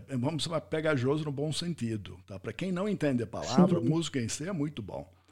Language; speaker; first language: Portuguese; non-native, fluent; English